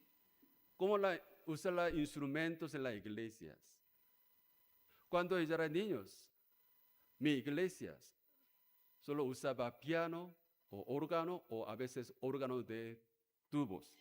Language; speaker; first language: Spanish; non-native, learner; Korean